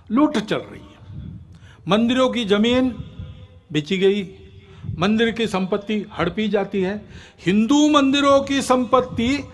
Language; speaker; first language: Hindi; non-native, local second language; Marathi